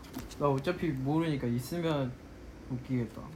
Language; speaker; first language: Korean; non-native, fluent; Chinese